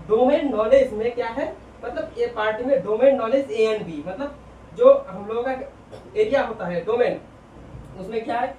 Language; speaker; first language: Hindi; non-native, local second language; Bangla